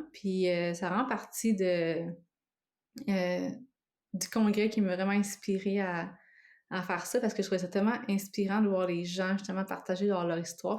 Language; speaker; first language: French; native; French